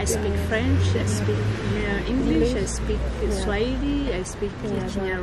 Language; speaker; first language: English; non-native, local second language; Kinyarwanda